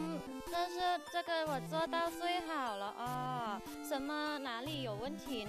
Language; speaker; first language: Chinese; non-native, fluent; Thai